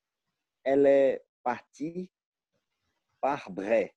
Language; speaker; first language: French; non-native, learner; Portuguese